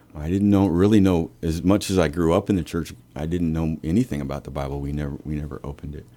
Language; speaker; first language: English; native; English